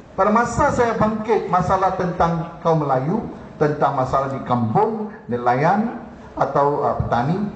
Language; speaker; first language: Malay; non-native, local second language; Chinese